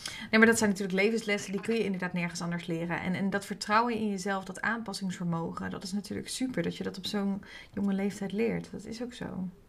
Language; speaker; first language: Dutch; native; Dutch